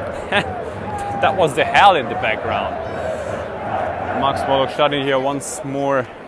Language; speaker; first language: English; non-native, fluent; Hungarian